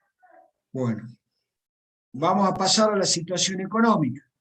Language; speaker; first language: Spanish; native; Spanish